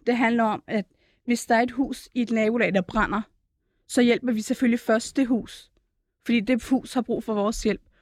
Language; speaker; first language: Danish; early bilingual, other home language; Turkish